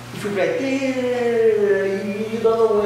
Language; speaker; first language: English; non-native, learner; French